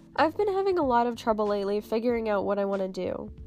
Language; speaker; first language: English; native; English